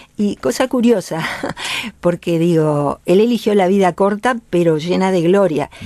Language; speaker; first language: Spanish; native; Spanish